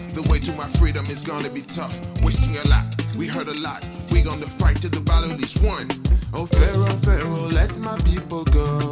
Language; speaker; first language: French; native; French